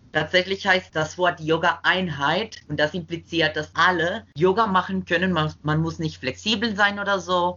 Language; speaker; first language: German; non-native, fluent; Spanish